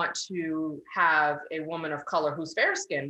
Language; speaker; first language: English; native; English